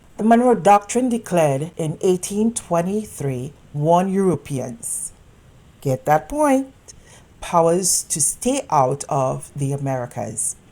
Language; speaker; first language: English; native; English